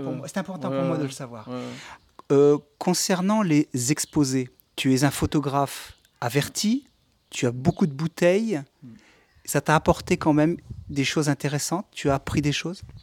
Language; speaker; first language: French; native; French